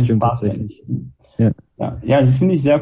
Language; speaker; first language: German; non-native, fluent; Hebrew